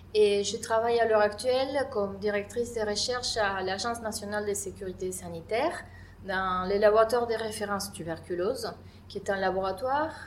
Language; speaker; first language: French; non-native, fluent; Spanish